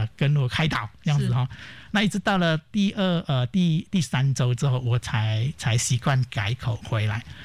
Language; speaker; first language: Chinese; native; Chinese